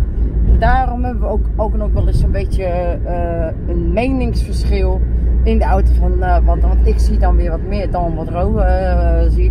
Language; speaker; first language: Dutch; native; Dutch